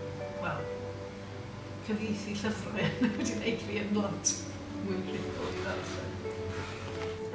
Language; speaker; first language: Welsh; non-native, local second language; English